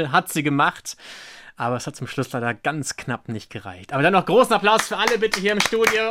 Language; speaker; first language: German; native; German